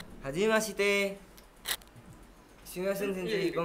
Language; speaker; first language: Japanese; non-native, learner; Nepali